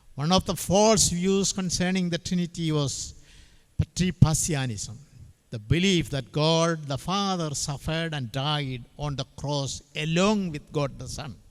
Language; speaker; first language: English; non-native, local second language; Malayalam